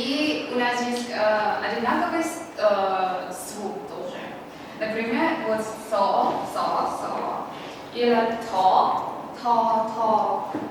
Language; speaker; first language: Russian; non-native, learner; Thai